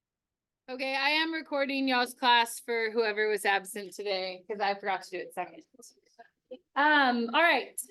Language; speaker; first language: English; native; English